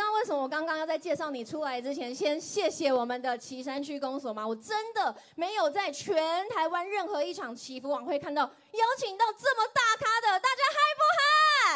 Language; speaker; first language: Chinese; native; Chinese